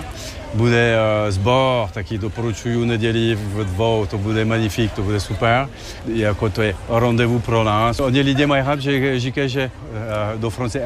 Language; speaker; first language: Czech; non-native, learner; French